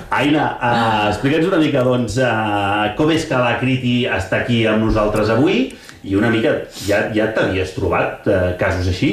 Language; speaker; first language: Catalan; native; Catalan